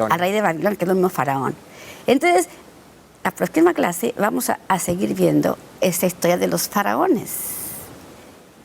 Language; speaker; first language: Spanish; native; Spanish